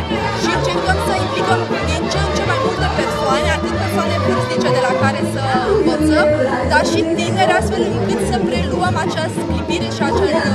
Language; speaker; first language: Romanian; native; Romanian